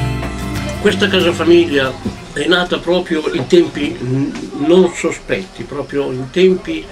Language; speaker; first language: Italian; native; Italian